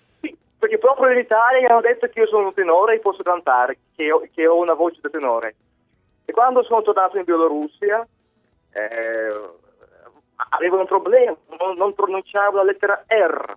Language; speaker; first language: Italian; non-native, fluent; Belarusian